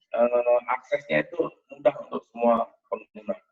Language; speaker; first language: Indonesian; native; Indonesian